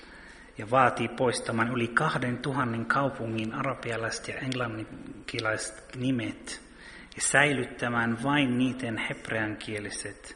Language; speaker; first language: Finnish; early bilingual, heritage; Finnish